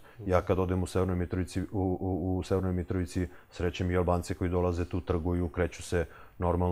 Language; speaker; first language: Serbian; native; Serbian